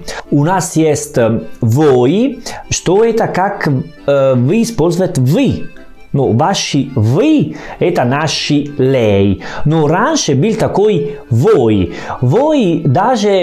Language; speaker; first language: Russian; non-native, fluent; Italian